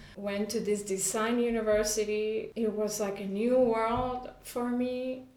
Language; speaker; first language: English; non-native, fluent; Spanish